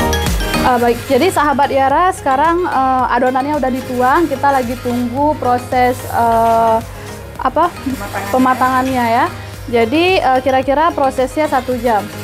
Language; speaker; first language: Indonesian; native; Indonesian